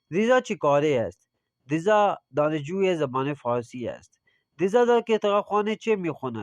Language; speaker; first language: Persian; non-native, fluent; Urdu